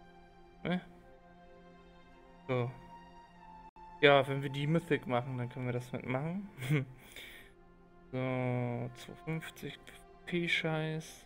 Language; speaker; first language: German; native; German